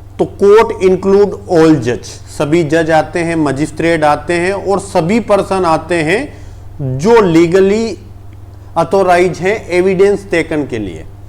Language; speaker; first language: Hindi; native; Hindi